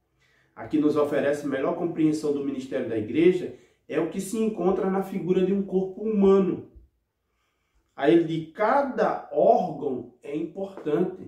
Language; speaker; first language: Portuguese; native; Portuguese